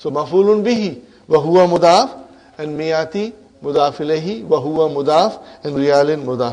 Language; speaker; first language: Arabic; non-native, fluent; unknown